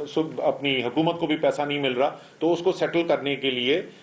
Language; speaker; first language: Urdu; native; Urdu